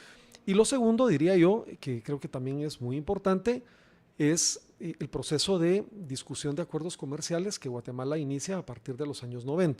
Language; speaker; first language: Spanish; native; Spanish